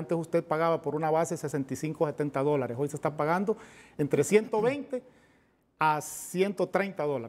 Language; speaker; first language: Spanish; native; Spanish